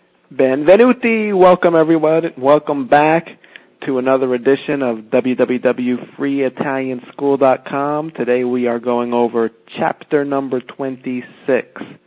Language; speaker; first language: English; native; English